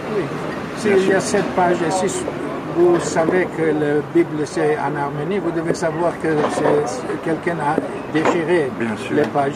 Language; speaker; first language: French; non-native, fluent; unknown